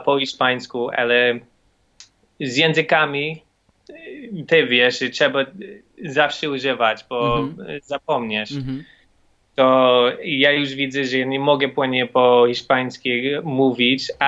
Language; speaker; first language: Polish; non-native, learner; English